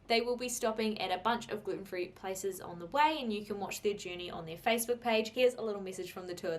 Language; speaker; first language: English; native; English